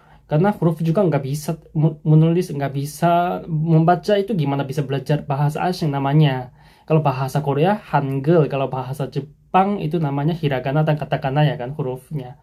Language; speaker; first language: Indonesian; non-native, fluent; Korean